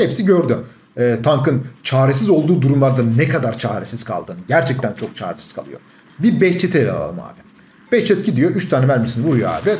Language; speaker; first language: Turkish; native; Turkish